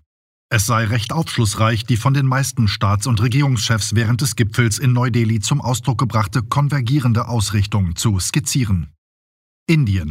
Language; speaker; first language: German; native; German